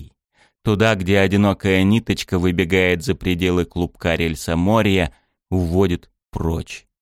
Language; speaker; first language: Russian; native; Russian